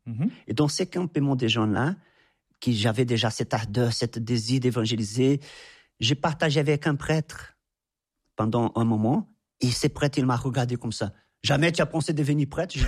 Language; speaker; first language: French; non-native, fluent; Portuguese